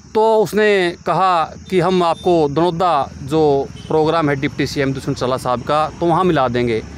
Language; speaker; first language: Hindi; native; Hindi